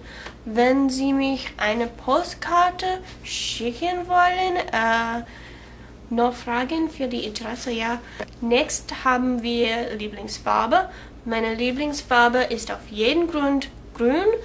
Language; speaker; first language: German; non-native, learner; English